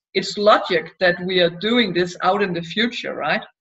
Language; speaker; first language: English; non-native, fluent; Danish